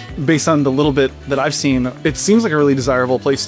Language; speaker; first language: English; native; English